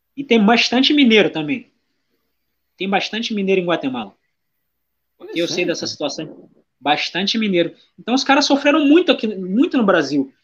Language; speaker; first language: Portuguese; native; Portuguese